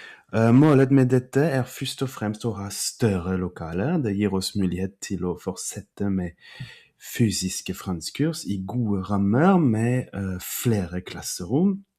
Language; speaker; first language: Norwegian; non-native, fluent; French